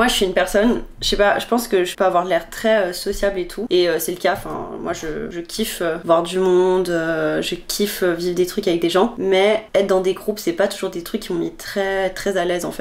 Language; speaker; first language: French; native; French